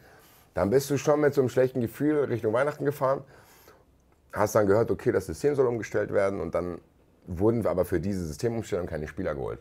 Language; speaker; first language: German; native; German